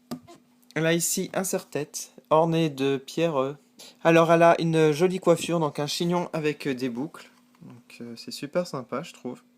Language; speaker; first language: French; native; French